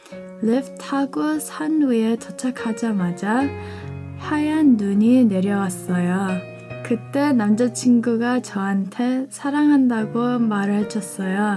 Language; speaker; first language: Korean; early bilingual, heritage; Korean